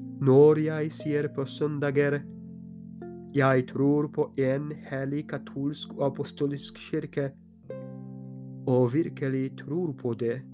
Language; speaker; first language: Norwegian; non-native, fluent; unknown